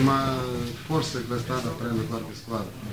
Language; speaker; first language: Italian; non-native, learner; Russian